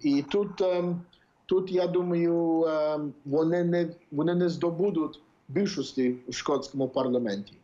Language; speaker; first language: Ukrainian; early bilingual, heritage; English